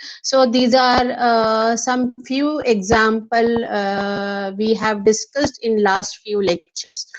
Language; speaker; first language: English; non-native, local second language; Hindi